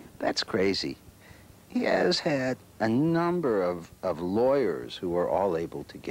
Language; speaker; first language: English; native; English